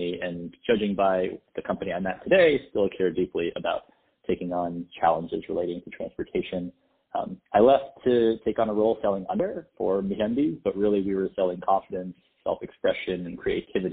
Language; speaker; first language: English; native; English